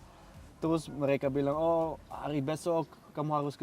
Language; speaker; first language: Indonesian; non-native, fluent; Dutch